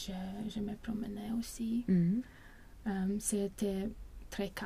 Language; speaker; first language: French; non-native, learner; Swedish